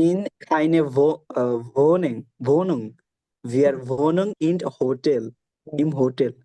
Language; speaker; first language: German; non-native, learner; Bangla